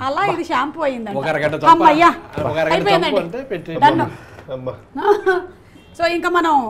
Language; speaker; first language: Telugu; native; Telugu